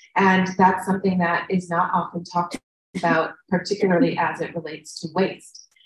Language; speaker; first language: English; native; English